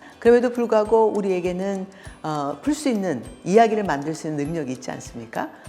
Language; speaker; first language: Korean; early bilingual, heritage; Korean